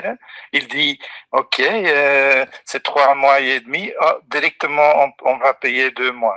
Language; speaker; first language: French; non-native, learner; Dutch